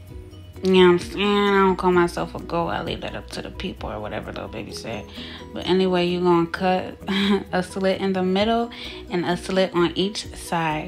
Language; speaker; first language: English; native; English